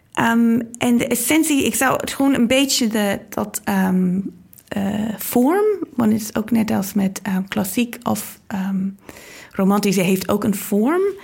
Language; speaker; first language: Dutch; non-native, fluent; English